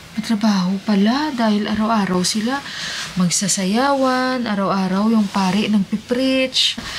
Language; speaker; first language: Filipino; native; Filipino